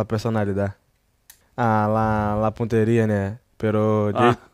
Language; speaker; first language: Spanish; non-native, learner; Portuguese